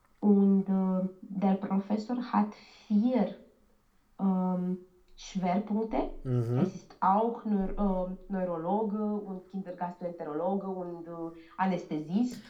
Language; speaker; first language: German; non-native, learner; Romanian